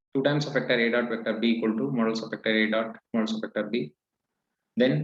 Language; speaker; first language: English; non-native, local second language; Kannada